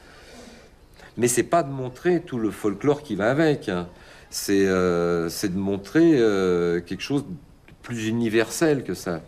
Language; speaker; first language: French; native; French